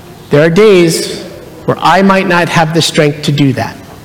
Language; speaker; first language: English; native; English